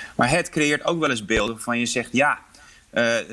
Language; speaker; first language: Dutch; early bilingual, other home language; Polish